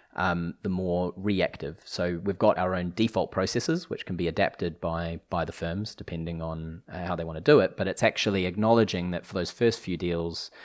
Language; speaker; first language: English; native; English